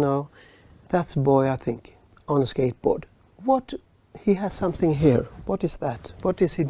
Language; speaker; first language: English; non-native, fluent; Swedish